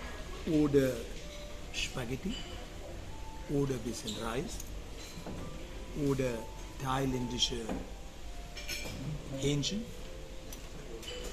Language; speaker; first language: German; non-native, fluent; Sinhala